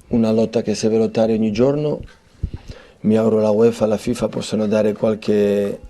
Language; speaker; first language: Italian; non-native, fluent; Catalan